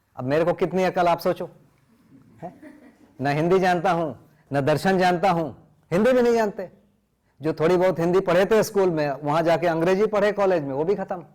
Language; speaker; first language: Hindi; non-native, local second language; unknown